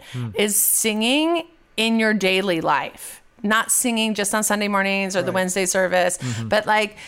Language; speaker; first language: English; native; English